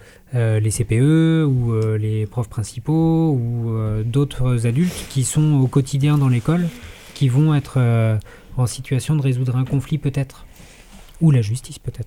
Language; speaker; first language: French; native; French